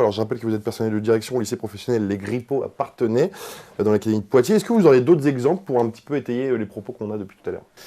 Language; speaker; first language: French; native; French